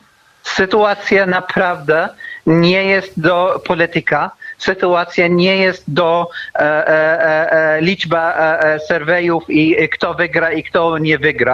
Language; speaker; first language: Polish; non-native, fluent; Arabic